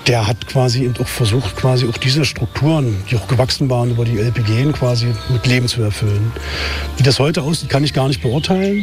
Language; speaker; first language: German; native; German